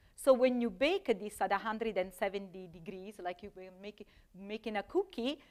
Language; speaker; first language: English; non-native, fluent; Italian